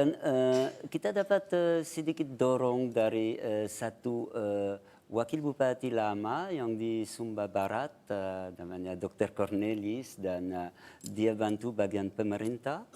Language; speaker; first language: Indonesian; non-native, fluent; French